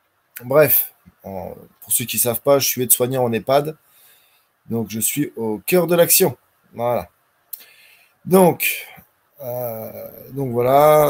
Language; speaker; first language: French; native; French